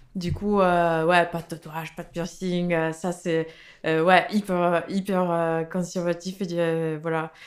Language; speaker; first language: French; non-native, learner; Russian